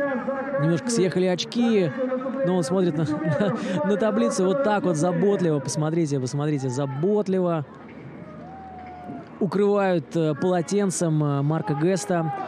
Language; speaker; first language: Russian; native; Russian